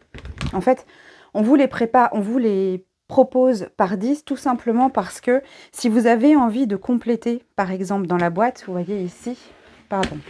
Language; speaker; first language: French; native; French